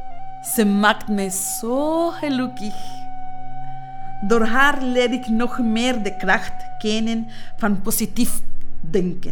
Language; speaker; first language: Dutch; non-native, fluent; Spanish